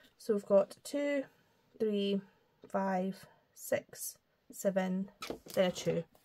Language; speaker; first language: English; native; English